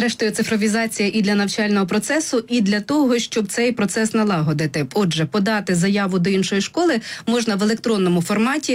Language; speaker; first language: Ukrainian; native; Ukrainian